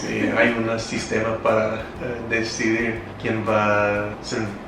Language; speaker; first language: Spanish; non-native, fluent; English